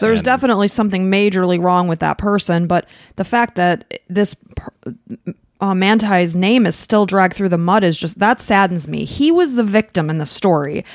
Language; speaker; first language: English; native; English